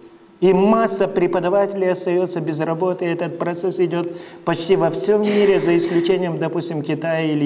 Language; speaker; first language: Russian; non-native, fluent; Lithuanian